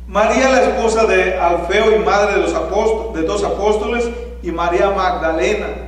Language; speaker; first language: Spanish; native; Spanish